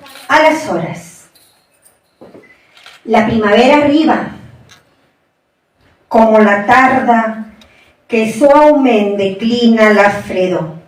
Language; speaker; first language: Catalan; non-native, fluent; Spanish